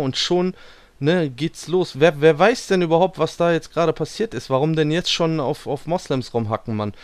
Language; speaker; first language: German; native; German